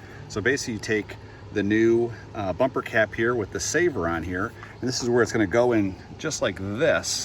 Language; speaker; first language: English; native; English